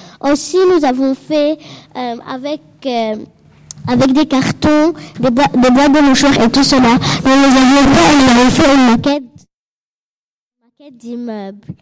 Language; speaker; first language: French; non-native, local second language; Arabic